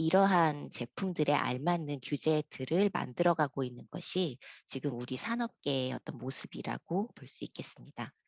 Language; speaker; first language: Korean; native; Korean